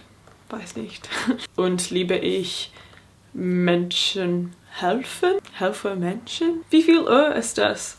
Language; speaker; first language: German; non-native, learner; English